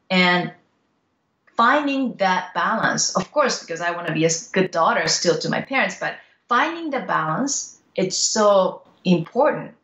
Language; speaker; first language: English; non-native, fluent; Japanese